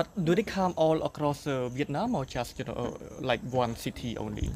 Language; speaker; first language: English; non-native, fluent; Khmer